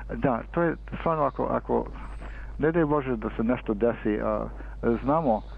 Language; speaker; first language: Serbian; early bilingual, heritage; Serbian